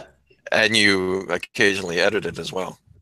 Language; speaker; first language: English; native; English